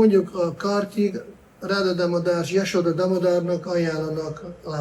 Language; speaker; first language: Hungarian; non-native, fluent; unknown